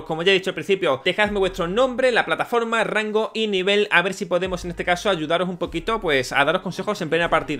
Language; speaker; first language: Spanish; native; Spanish